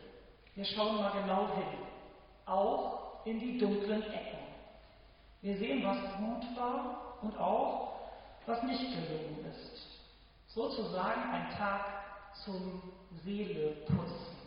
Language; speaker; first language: German; native; German